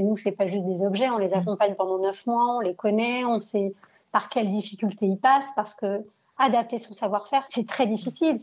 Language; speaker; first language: French; early bilingual, other home language; Arabic